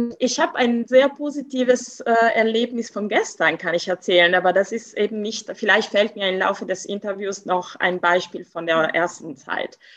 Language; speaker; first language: German; non-native, fluent; Italian